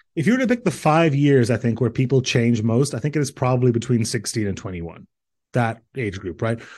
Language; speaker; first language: English; early bilingual, other home language; Croatian